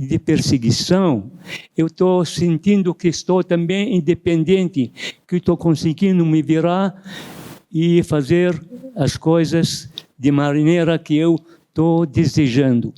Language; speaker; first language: Portuguese; non-native, fluent; Arabic